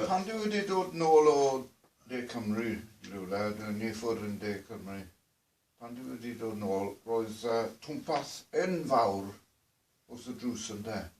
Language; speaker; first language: Welsh; non-native, fluent; English